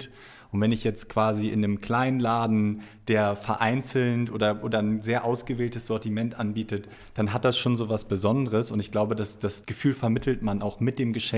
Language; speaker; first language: German; native; German